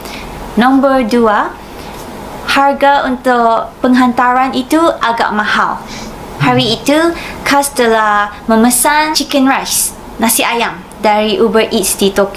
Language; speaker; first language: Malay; non-native, fluent; Japanese